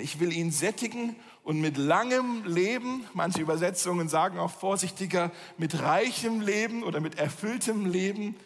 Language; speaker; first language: German; native; German